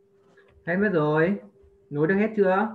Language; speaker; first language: Vietnamese; native; Vietnamese